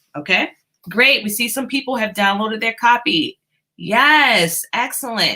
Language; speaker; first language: English; native; English